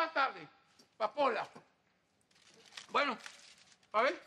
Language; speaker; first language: Spanish; native; Spanish